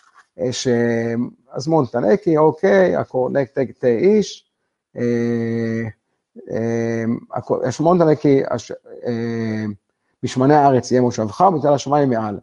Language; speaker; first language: Hungarian; non-native, learner; Hebrew